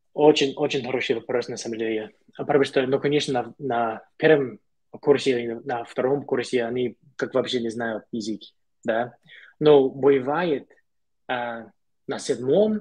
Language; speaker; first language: Russian; non-native, learner; English